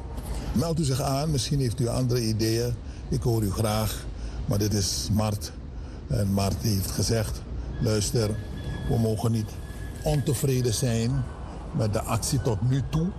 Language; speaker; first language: Dutch; native; Dutch